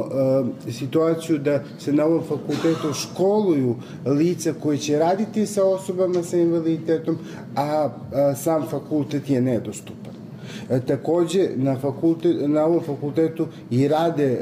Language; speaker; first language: Serbian; native; Serbian